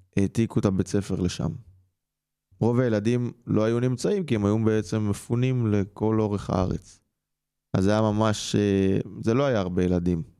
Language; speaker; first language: Hebrew; early bilingual, other home language; English